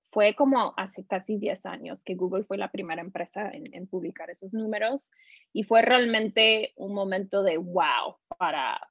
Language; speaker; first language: Spanish; early bilingual, heritage; Spanish